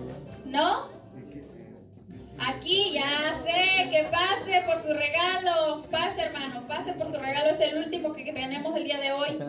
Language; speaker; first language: Spanish; native; Spanish